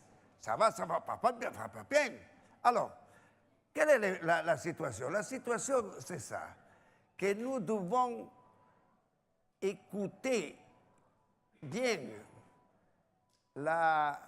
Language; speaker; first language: French; non-native, fluent; Italian